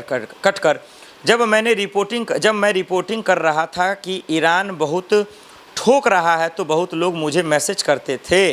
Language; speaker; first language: Hindi; native; Hindi